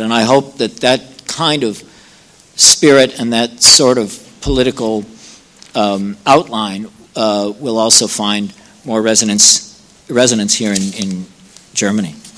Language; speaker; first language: English; native; English